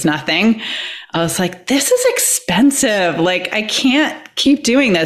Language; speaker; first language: English; native; English